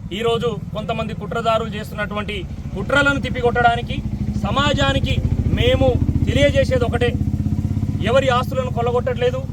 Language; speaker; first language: Telugu; non-native, local second language; Lambadi